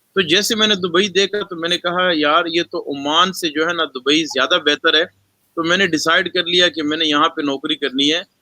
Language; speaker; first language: Urdu; non-native, local second language; Pashto